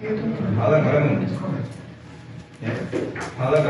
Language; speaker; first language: Arabic; non-native, learner; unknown